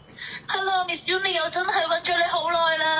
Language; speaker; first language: Cantonese; native; Cantonese